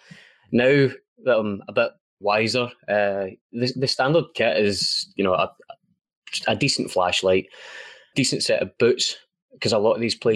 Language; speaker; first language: English; native; English